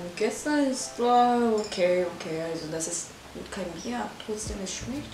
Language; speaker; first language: German; non-native, learner; Korean